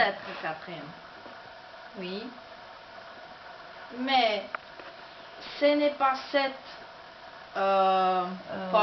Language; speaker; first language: French; non-native, learner; Czech